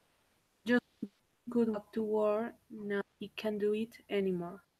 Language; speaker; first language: English; non-native, learner; Spanish